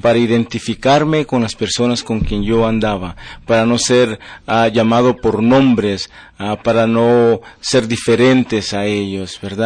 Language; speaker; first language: Spanish; native; Spanish